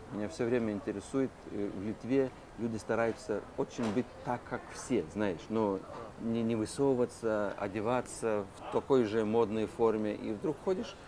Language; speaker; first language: Russian; non-native, local second language; Lithuanian